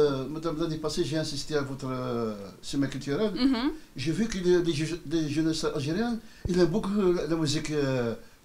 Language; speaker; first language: French; non-native, local second language; Arabic